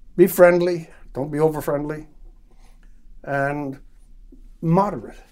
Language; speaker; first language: English; native; English